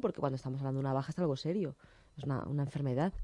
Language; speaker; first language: Spanish; native; Spanish